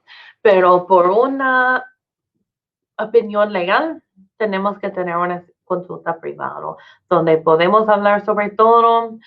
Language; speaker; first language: Spanish; non-native, fluent; English